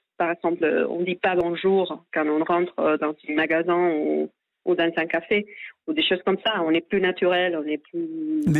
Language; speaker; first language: French; non-native, fluent; Spanish